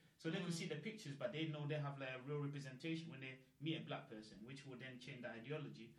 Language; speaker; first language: English; non-native, local second language; Akan